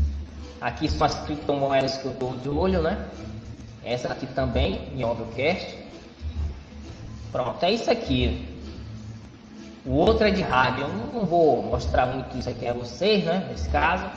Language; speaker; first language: Portuguese; native; Portuguese